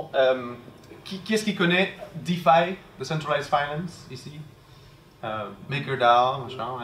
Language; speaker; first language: French; non-native, fluent; Spanish